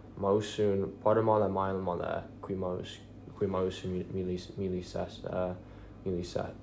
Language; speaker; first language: Estonian; non-native, fluent; English